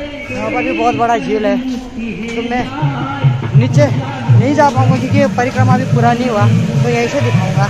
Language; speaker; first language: Hindi; non-native, local second language; Nepali